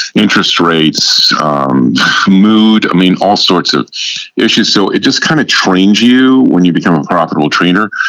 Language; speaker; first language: English; native; English